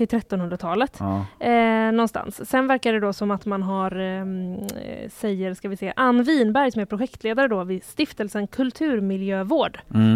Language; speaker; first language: Swedish; native; Swedish